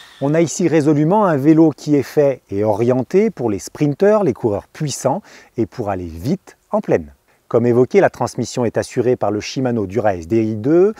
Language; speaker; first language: French; native; French